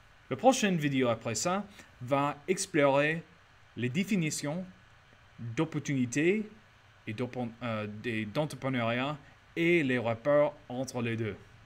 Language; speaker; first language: French; non-native, fluent; English